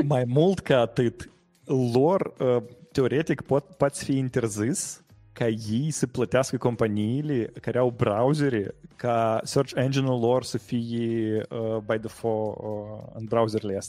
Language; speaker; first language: Romanian; native; Romanian